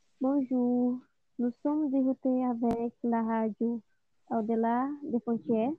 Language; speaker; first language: French; non-native, learner; Portuguese